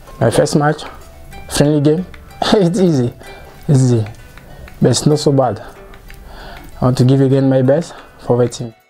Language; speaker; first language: English; non-native, learner; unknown